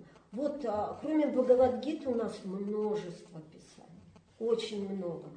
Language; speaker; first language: Russian; native; Russian